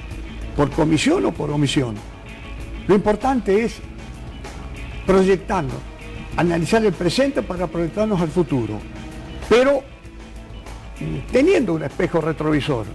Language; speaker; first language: Spanish; native; Spanish